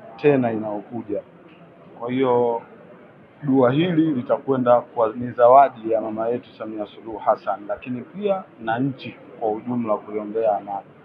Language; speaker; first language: Swahili; native; Swahili